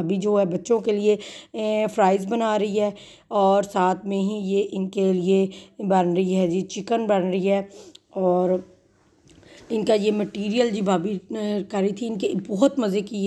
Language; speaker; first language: Urdu; native; Urdu